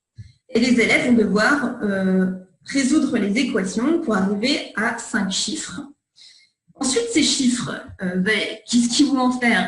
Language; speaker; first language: French; native; French